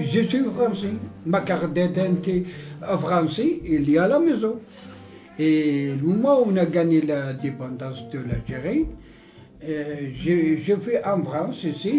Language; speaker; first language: French; non-native, local second language; Arabic